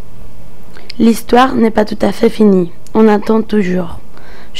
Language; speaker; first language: French; non-native, fluent; Spanish